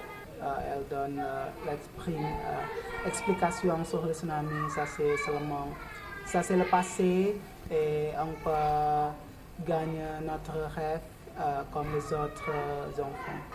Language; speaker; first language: French; non-native, learner; Indonesian